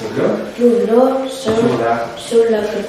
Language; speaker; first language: French; non-native, learner; Russian